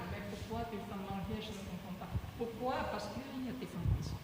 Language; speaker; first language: French; non-native, learner; Chinese